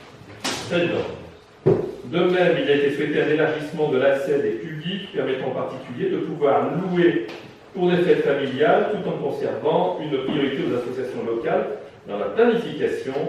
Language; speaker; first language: French; native; French